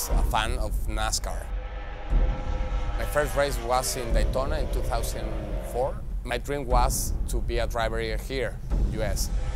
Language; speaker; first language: English; non-native, learner; Spanish